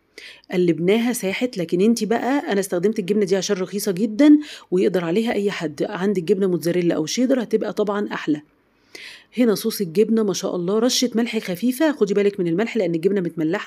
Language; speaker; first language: Arabic; native; Arabic